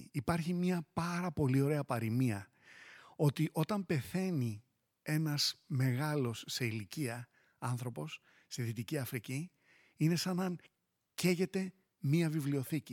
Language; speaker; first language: Greek; native; Greek